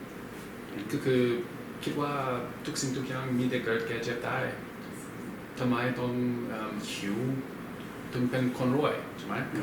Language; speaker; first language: Thai; non-native, learner; English